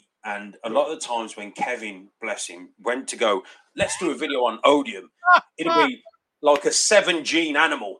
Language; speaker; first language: English; native; English